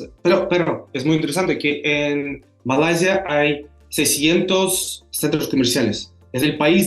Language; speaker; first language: Spanish; non-native, fluent; Russian